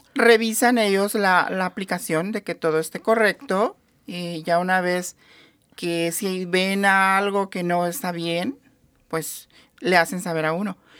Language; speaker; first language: Spanish; native; Spanish